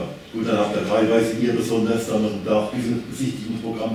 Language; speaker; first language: German; native; German